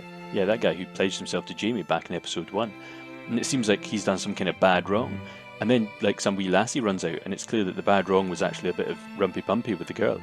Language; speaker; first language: English; native; English